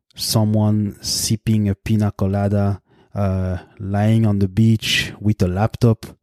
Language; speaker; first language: English; non-native, fluent; French